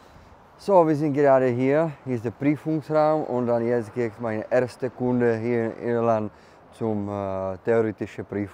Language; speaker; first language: German; non-native, learner; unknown